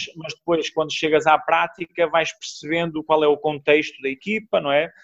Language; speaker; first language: Portuguese; native; Portuguese